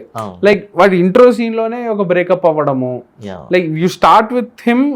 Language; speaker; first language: Telugu; native; Telugu